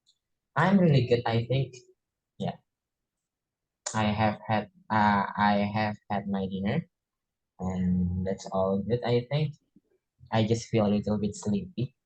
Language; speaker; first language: English; non-native, fluent; Indonesian